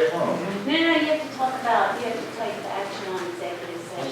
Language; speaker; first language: English; native; English